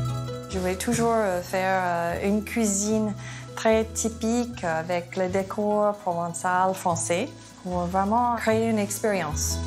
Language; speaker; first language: French; non-native, fluent; English